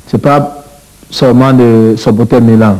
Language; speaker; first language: French; non-native, fluent; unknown